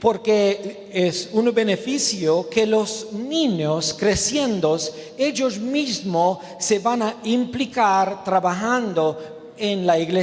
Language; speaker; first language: Spanish; non-native, learner; Romanian